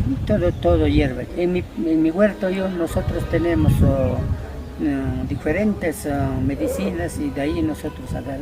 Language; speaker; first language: Spanish; non-native, local second language; Quechua